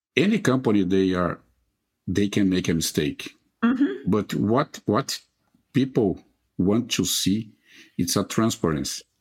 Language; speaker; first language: English; non-native, fluent; Portuguese